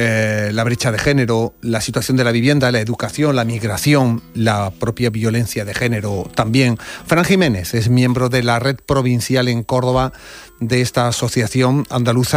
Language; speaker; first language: Spanish; native; Spanish